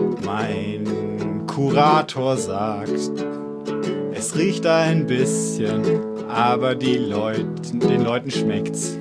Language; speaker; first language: German; native; German